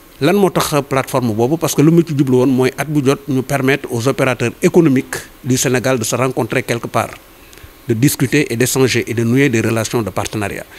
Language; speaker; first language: French; non-native, local second language; Wolof